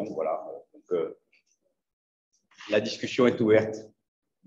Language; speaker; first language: French; native; French